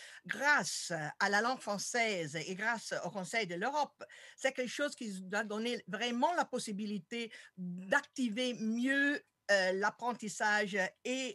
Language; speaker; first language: French; non-native, fluent; Italian